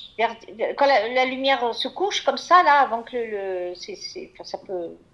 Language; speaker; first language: French; early bilingual, other home language; Kabyle